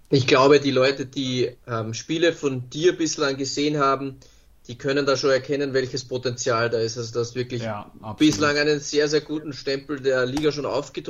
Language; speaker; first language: German; native; German